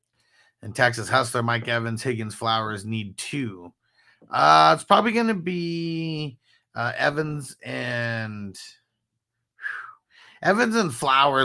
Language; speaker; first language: English; native; English